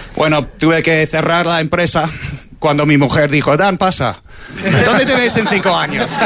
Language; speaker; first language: Spanish; non-native, fluent; English